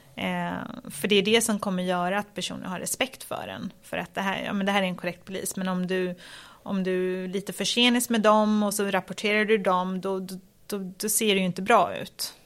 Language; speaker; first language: Swedish; native; Swedish